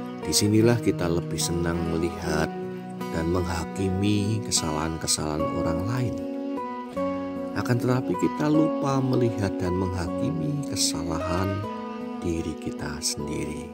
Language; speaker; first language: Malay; non-native, local second language; Javanese